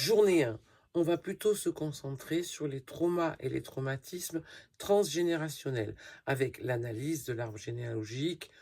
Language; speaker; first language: French; native; French